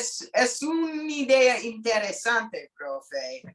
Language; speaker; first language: Spanish; non-native, learner; English